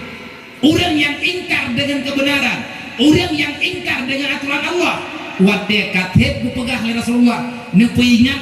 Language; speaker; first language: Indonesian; non-native, local second language; Achinese